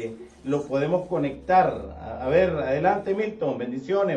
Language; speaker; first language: Spanish; native; Spanish